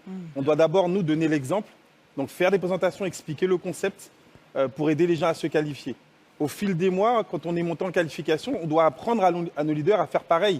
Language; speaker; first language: French; native; French